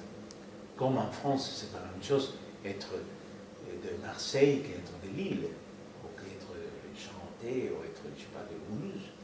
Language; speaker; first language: French; non-native, fluent; Spanish